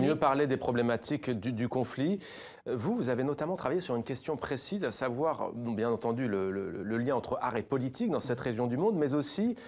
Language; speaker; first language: French; native; French